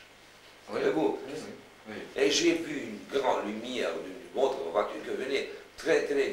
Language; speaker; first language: French; non-native, fluent; Romanian